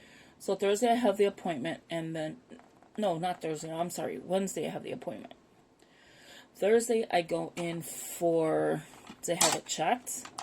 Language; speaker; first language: English; native; English